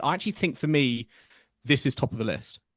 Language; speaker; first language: English; native; English